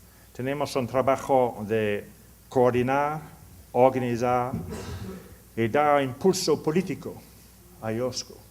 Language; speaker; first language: Spanish; non-native, learner; English